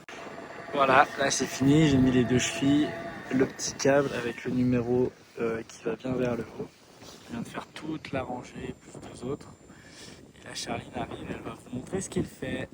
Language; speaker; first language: French; native; French